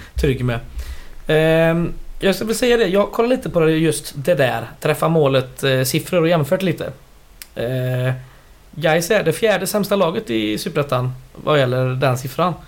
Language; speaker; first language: Swedish; native; Swedish